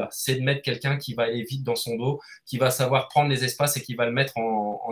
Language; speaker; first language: French; native; French